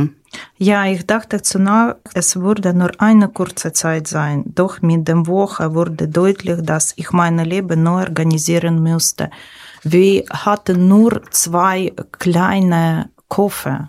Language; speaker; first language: German; non-native, learner; Ukrainian